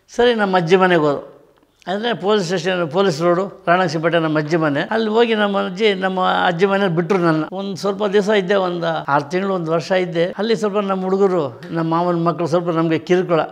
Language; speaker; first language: Kannada; native; Kannada